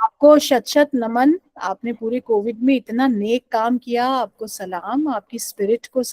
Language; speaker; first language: Hindi; native; Hindi